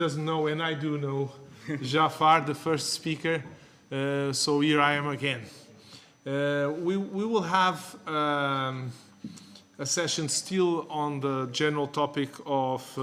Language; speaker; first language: English; non-native, fluent; Portuguese